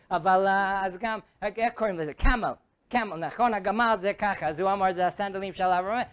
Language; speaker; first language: Hebrew; non-native, fluent; English